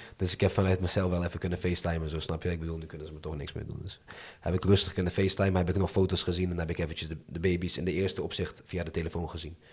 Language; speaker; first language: Dutch; early bilingual, other home language; Azerbaijani